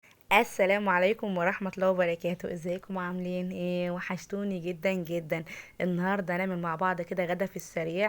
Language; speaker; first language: Arabic; native; Arabic